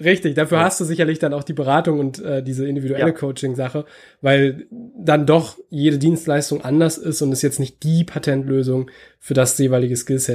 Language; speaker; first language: German; native; German